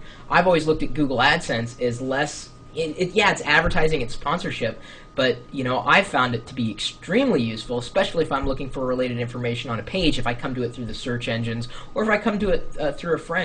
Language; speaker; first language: English; native; English